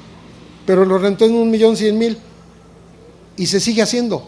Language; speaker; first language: Spanish; native; Spanish